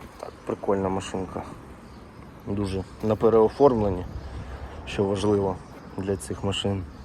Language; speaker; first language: Ukrainian; non-native, local second language; Russian